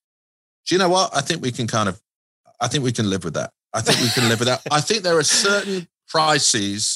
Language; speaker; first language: English; native; English